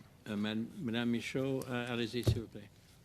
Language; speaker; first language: French; non-native, local second language; English